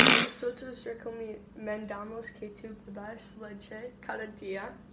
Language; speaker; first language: Spanish; non-native, learner; English